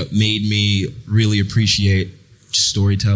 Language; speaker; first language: English; early bilingual, other home language; French